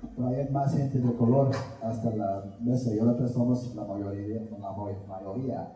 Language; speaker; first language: Spanish; early bilingual, heritage; Spanish